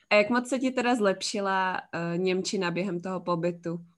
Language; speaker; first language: Czech; native; Czech